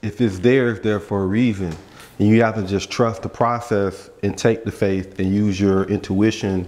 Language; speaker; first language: English; native; English